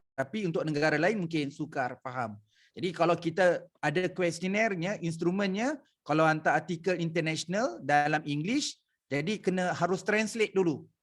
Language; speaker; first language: Malay; native; Malay